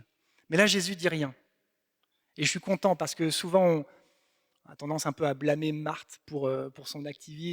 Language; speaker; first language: French; native; French